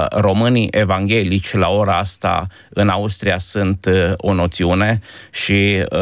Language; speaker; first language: Romanian; native; Romanian